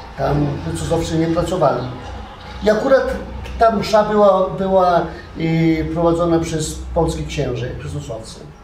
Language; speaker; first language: Polish; non-native, fluent; Portuguese